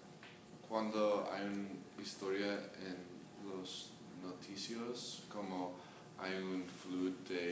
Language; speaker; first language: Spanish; non-native, learner; English